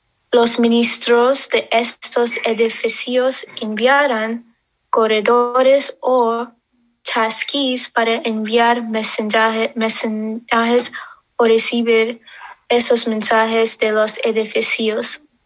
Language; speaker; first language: Spanish; non-native, learner; English